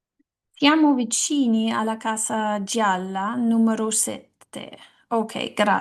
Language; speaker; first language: Italian; non-native, learner; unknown